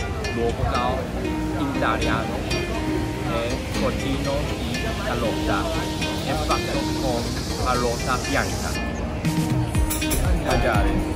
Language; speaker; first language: Italian; non-native, learner; Chinese